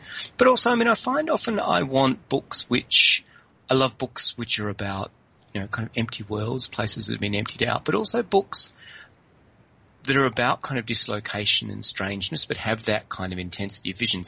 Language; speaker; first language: English; native; English